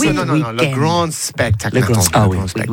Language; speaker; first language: French; non-native, learner; English